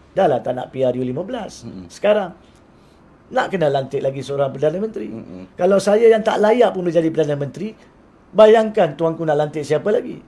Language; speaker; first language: Malay; native; Malay